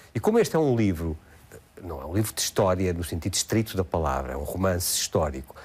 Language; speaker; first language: Portuguese; native; Portuguese